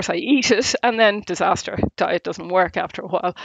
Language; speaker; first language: English; native; English